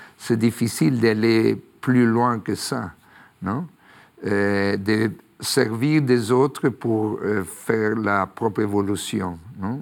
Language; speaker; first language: French; non-native, fluent; Spanish